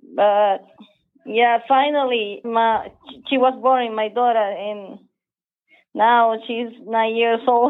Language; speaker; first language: English; non-native, learner; Spanish